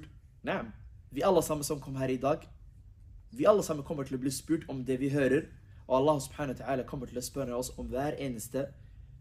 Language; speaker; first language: Norwegian; early bilingual, other home language; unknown